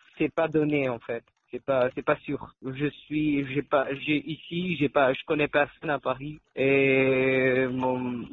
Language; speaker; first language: French; non-native, learner; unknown